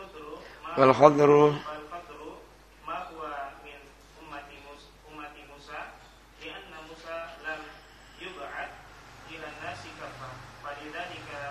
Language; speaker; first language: Arabic; non-native, learner; Indonesian